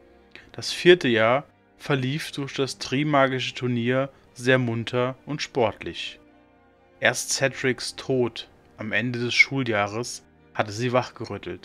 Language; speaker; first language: German; native; German